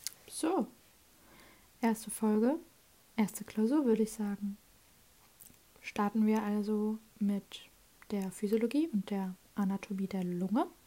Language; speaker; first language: German; native; German